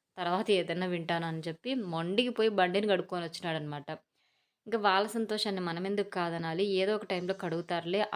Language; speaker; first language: Telugu; native; Telugu